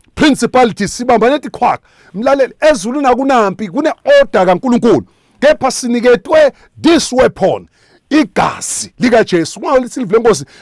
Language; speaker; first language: Zulu; non-native, local second language; Swati